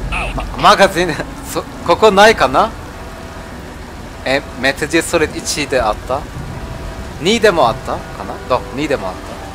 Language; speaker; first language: Japanese; non-native, learner; German